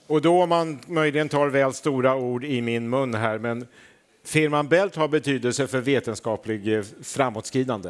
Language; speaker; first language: Swedish; native; Swedish